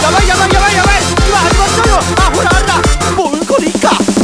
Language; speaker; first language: Japanese; native; Japanese